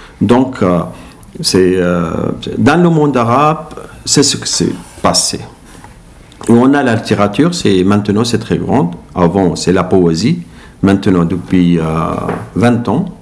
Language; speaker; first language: French; non-native, learner; Arabic